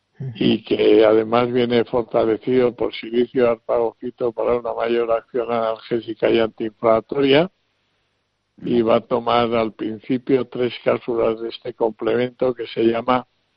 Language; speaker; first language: Spanish; native; Spanish